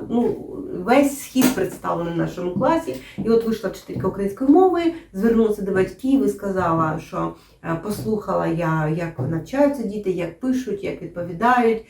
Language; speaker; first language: Ukrainian; non-native, local second language; Russian